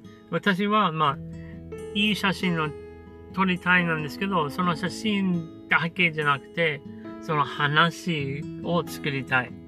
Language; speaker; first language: Japanese; non-native, learner; English